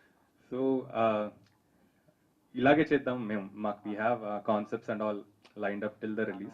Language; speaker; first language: Telugu; native; Telugu